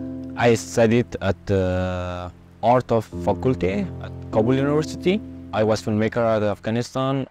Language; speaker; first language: English; non-native, learner; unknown